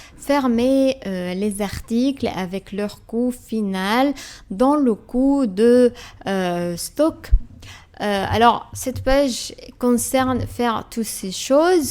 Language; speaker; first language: French; non-native, fluent; Arabic